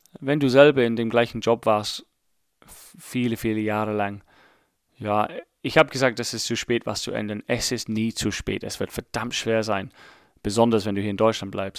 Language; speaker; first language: German; non-native, fluent; English